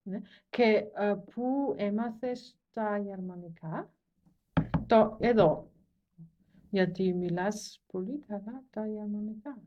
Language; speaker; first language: Greek; non-native, learner; German